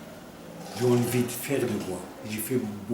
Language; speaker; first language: French; non-native, learner; Arabic